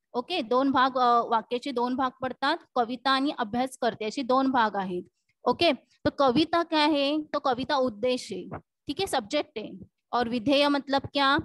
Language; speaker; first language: Hindi; non-native, local second language; Marathi